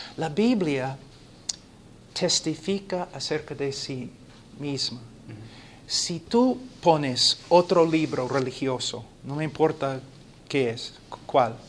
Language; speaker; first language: Spanish; non-native, fluent; English